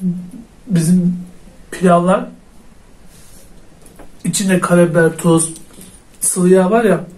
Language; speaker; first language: Turkish; native; Turkish